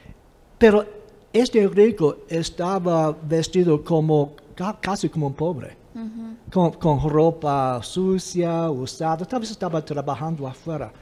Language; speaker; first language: Spanish; non-native, fluent; English